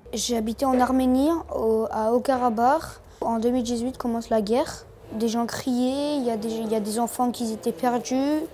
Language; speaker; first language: French; early bilingual, other home language; Armenian